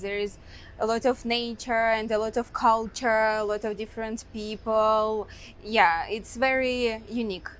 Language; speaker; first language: English; non-native, fluent; Russian